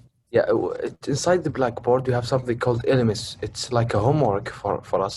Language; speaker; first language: English; non-native, learner; Arabic